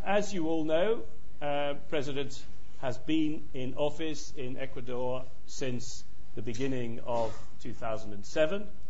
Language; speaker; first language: English; native; English